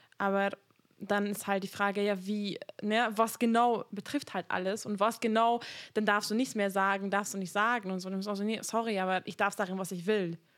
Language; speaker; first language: German; non-native, fluent; Hungarian